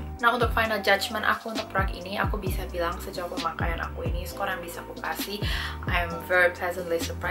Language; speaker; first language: Indonesian; native; Indonesian